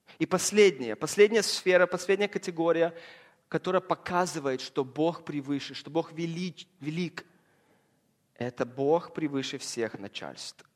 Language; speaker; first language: Russian; early bilingual, heritage; Russian